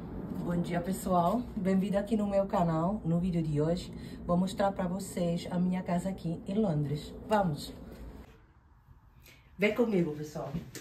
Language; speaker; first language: Portuguese; non-native, fluent; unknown